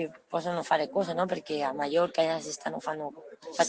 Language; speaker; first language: Italian; non-native, learner; Spanish